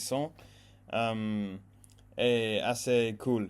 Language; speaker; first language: French; non-native, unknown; English